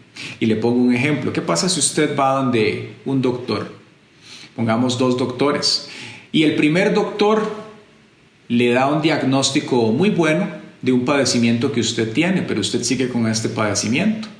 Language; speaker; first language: Spanish; native; Spanish